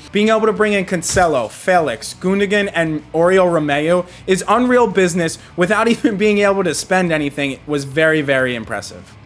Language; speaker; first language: English; native; English